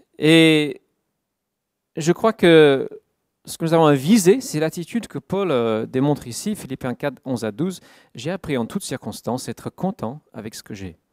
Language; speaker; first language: French; non-native, fluent; English